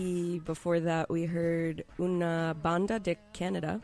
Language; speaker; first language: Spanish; non-native, fluent; English